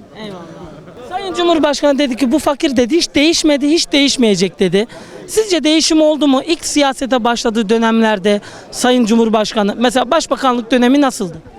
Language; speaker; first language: Turkish; native; Turkish